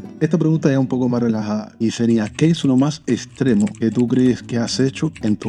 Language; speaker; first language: Spanish; native; Spanish